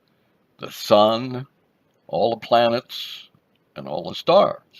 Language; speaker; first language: English; native; English